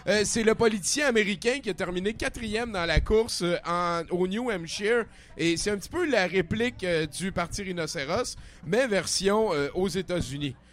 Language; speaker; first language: French; native; French